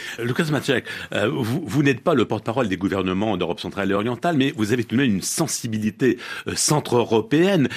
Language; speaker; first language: French; native; French